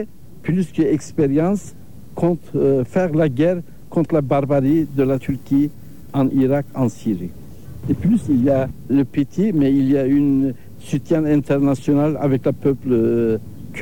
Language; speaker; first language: French; non-native, learner; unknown